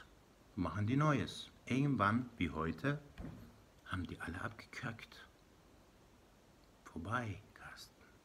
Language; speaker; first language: German; non-native, learner; Persian